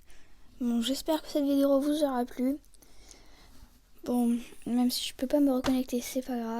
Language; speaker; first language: French; native; French